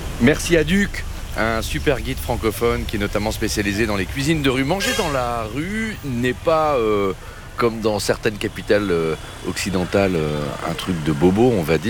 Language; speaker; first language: French; native; French